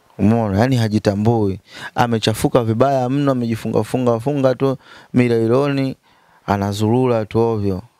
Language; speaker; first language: Swahili; native; Swahili